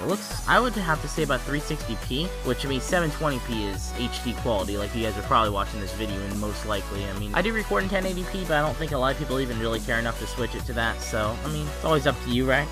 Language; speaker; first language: English; native; English